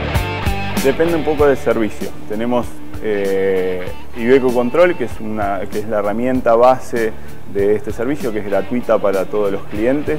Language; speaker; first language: Spanish; native; Spanish